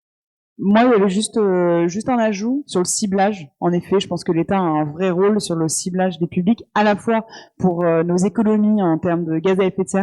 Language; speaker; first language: French; native; French